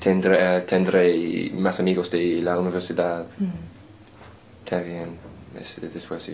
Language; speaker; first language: Spanish; non-native, learner; English